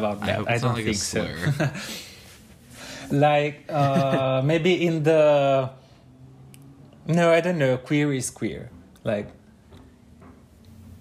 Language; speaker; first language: English; non-native, fluent; Italian